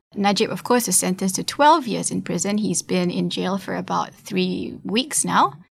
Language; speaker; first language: English; non-native, local second language; Malay